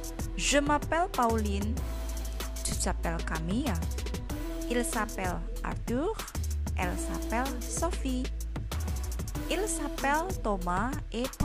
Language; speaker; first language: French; non-native, learner; Indonesian